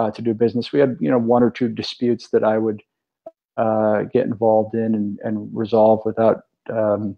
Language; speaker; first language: English; native; English